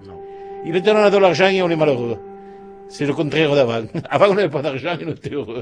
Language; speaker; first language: French; native; French